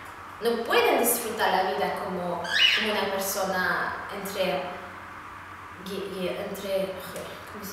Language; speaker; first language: Spanish; non-native, fluent; Swedish